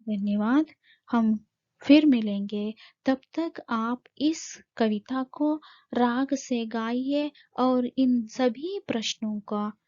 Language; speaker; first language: Hindi; non-native, local second language; Kannada